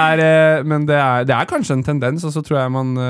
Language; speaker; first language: Norwegian; native; Norwegian